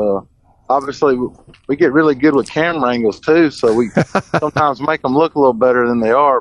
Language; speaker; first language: English; native; English